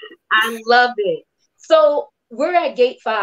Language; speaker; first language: English; native; English